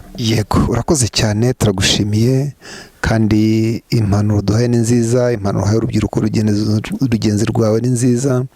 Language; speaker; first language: Kinyarwanda; native; Kinyarwanda